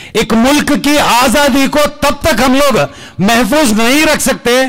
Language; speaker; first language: Hindi; non-native, local second language; Kannada